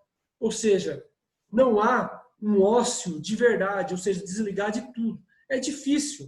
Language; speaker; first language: Portuguese; native; Portuguese